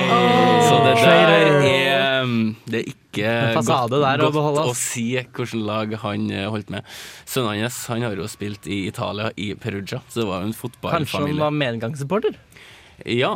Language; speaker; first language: Norwegian; native; Norwegian